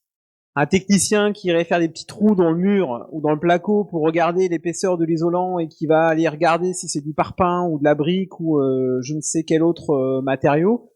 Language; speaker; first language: French; native; French